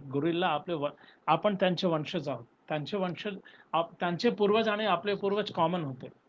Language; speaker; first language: Marathi; non-native, local second language; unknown